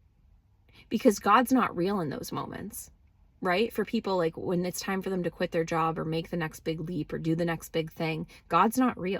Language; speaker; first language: English; native; English